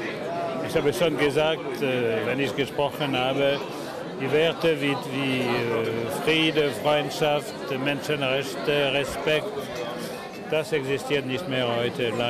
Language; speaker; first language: German; non-native, fluent; French